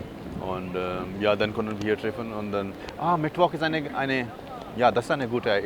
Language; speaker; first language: German; non-native, learner; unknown